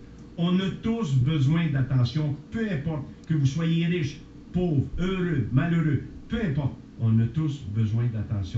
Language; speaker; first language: French; native; French